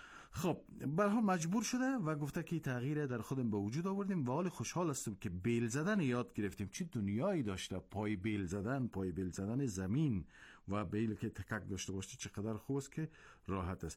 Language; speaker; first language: Persian; native; Persian